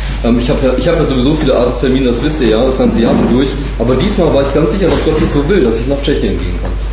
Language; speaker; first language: German; native; German